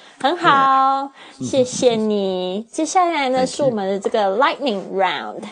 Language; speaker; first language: Chinese; native; Chinese